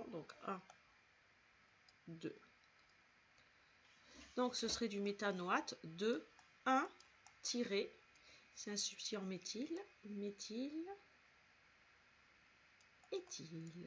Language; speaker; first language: French; native; French